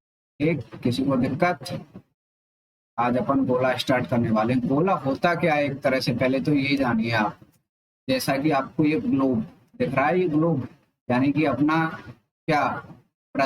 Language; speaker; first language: Hindi; native; Hindi